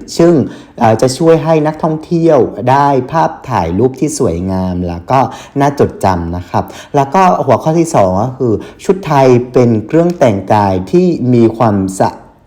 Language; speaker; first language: Thai; non-native, fluent; Vietnamese